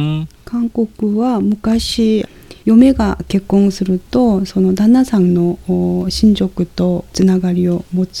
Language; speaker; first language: Japanese; non-native, fluent; Korean